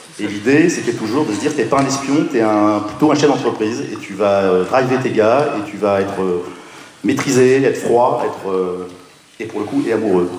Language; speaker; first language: French; native; French